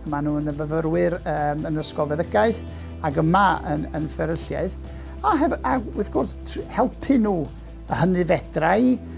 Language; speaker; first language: Welsh; native; Welsh